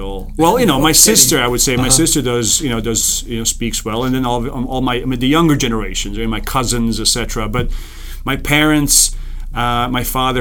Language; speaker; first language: English; non-native, fluent; Serbian